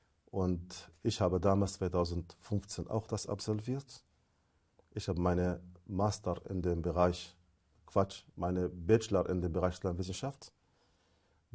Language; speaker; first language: German; non-native, fluent; Arabic